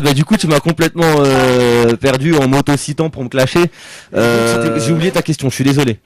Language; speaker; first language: French; native; French